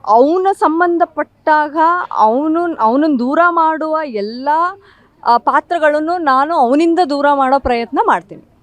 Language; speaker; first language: Kannada; native; Kannada